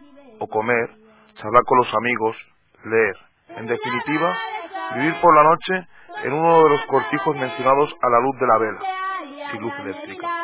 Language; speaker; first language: Spanish; native; Spanish